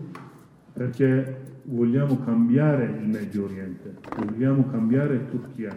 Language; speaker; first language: Italian; non-native, learner; Kurdish